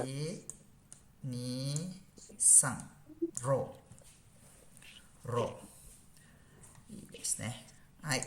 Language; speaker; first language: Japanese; non-native, fluent; Malay